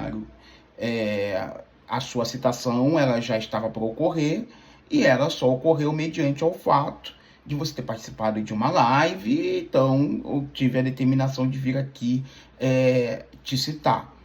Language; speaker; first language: Portuguese; native; Portuguese